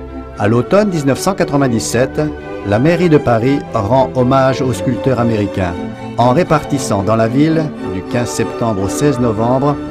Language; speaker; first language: French; native; French